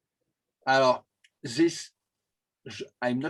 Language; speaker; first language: English; non-native, learner; French